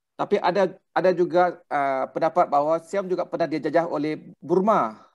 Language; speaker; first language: Malay; non-native, local second language; Thai